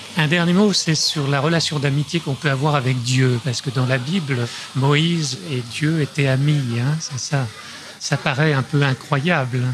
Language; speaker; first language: French; native; French